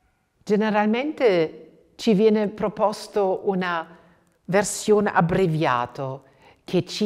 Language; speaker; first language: Italian; non-native, fluent; German